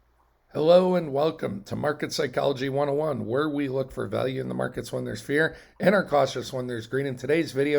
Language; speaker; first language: English; native; English